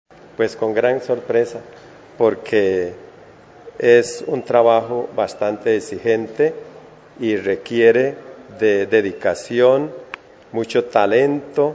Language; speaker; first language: Spanish; native; Spanish